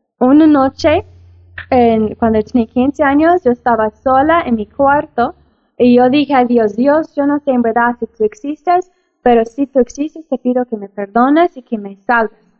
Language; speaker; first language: Spanish; non-native, fluent; English